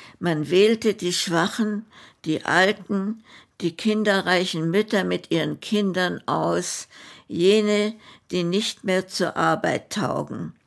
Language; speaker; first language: German; native; German